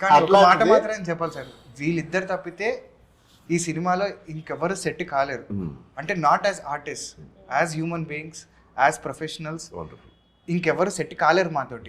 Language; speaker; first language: Telugu; native; Telugu